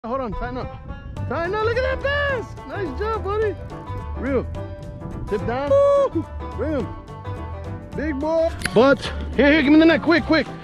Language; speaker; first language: English; native; English